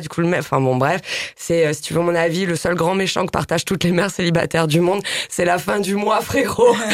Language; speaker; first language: French; native; French